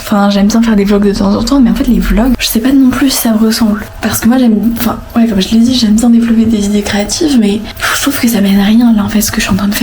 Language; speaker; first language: French; native; French